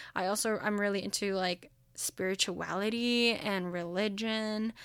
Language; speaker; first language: English; early bilingual, other home language; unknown